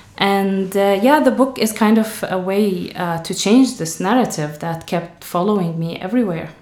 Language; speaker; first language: English; non-native, fluent; Arabic